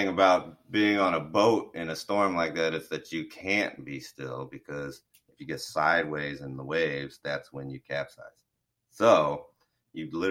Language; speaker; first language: English; native; English